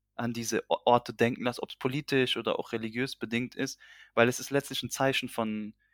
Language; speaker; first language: German; early bilingual, heritage; Urdu